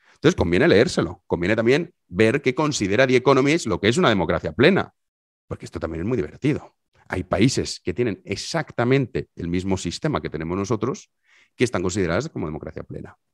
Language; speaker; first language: Spanish; native; Spanish